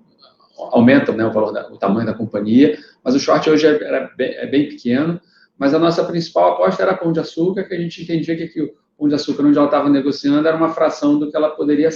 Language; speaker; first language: Portuguese; native; Portuguese